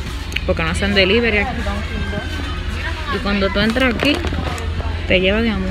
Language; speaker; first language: Spanish; native; Spanish